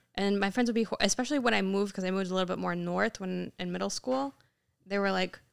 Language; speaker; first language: English; native; English